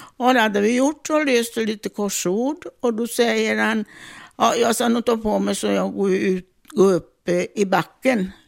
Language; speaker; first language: Swedish; non-native, fluent; Italian